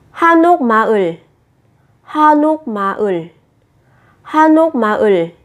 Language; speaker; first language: Korean; non-native, fluent; Vietnamese